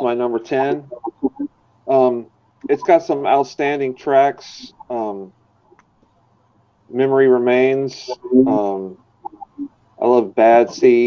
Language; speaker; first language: English; native; English